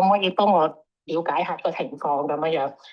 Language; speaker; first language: Cantonese; native; Cantonese